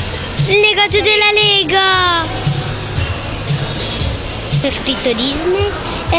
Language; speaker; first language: Italian; early bilingual, other home language; Portuguese